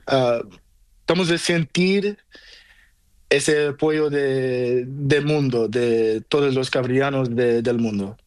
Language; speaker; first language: Spanish; non-native, learner; Portuguese